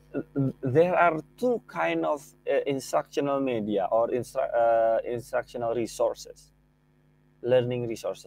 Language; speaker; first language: English; non-native, fluent; Indonesian